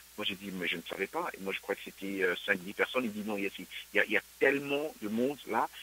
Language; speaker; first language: French; non-native, local second language; Luba-Lulua